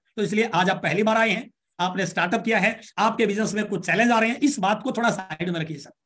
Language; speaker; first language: Hindi; native; Hindi